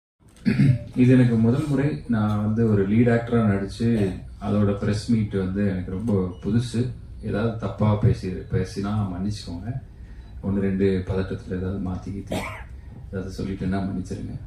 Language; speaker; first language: Tamil; native; Tamil